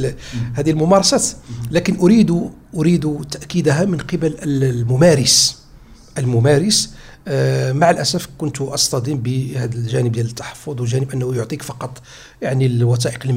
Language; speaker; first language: Arabic; native; Arabic